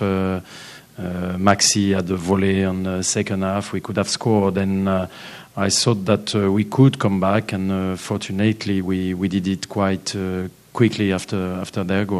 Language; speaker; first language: English; non-native, fluent; French